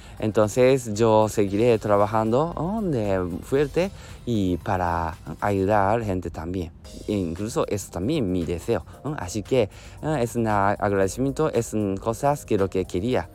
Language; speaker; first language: Spanish; non-native, learner; Japanese